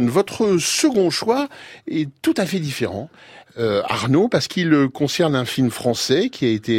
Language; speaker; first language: French; native; French